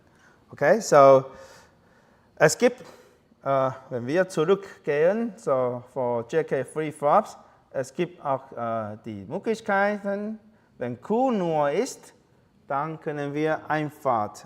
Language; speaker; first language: German; non-native, learner; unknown